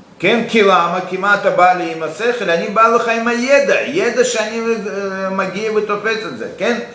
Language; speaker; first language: Hebrew; non-native, fluent; Russian